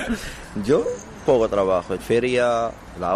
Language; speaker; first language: Spanish; non-native, learner; Arabic